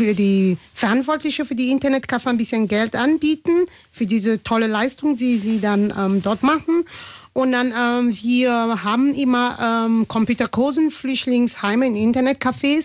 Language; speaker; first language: German; non-native, fluent; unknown